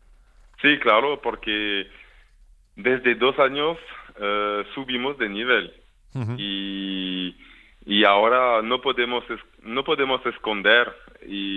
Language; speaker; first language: Spanish; non-native, fluent; French